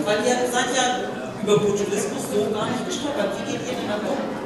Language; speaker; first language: German; native; German